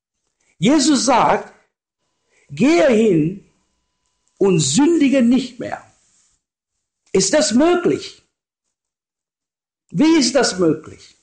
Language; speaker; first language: German; non-native, learner; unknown